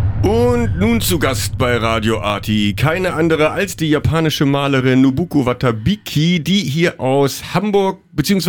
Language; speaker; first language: German; native; German